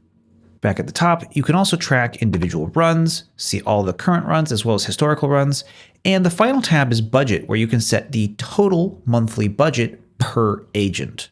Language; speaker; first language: English; native; English